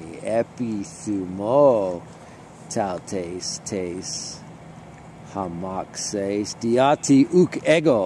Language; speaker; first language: Greek; non-native, learner; English